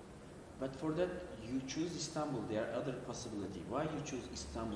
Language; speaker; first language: English; non-native, learner; Turkish